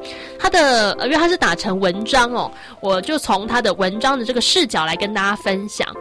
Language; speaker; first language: Chinese; native; Chinese